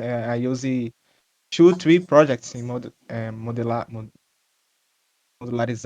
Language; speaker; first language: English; non-native, learner; Portuguese